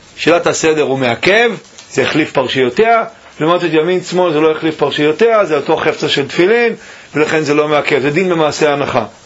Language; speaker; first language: Hebrew; native; Hebrew